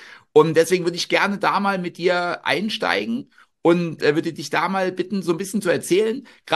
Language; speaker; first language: German; native; German